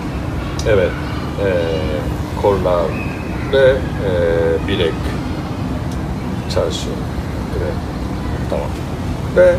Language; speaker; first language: Turkish; non-native, learner; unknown